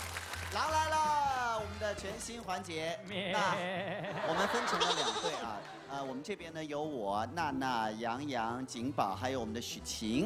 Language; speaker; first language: Chinese; native; Chinese